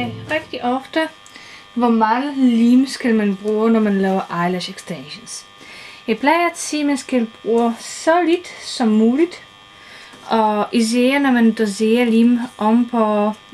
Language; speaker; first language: Danish; non-native, fluent; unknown